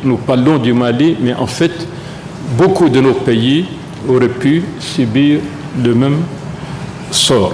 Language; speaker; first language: French; non-native, local second language; Arabic